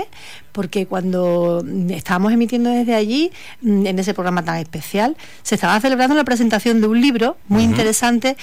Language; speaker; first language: Spanish; native; Spanish